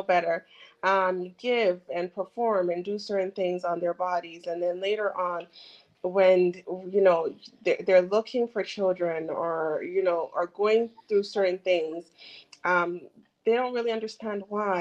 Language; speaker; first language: English; non-native, local second language; Akan